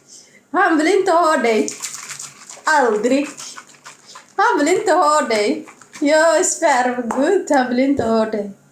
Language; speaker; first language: Swedish; non-native, learner; Somali